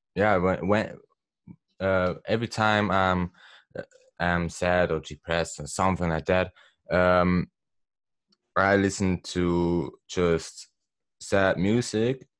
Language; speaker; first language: English; non-native, learner; Swiss German